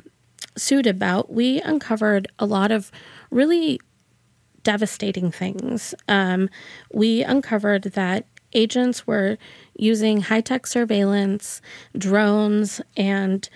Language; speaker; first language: English; early bilingual, other home language; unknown